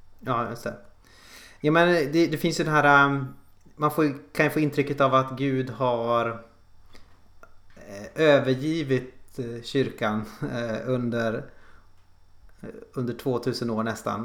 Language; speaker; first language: Swedish; native; Swedish